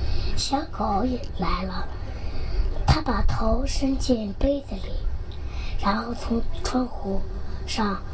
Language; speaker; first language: Chinese; native; Chinese